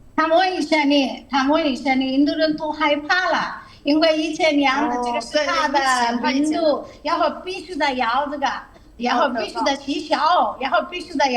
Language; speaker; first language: Chinese; non-native, fluent; Telugu